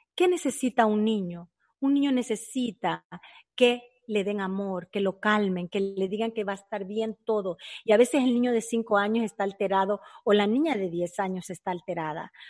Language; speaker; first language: Spanish; native; Spanish